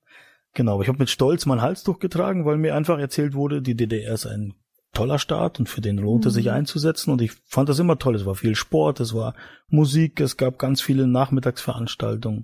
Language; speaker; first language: German; native; German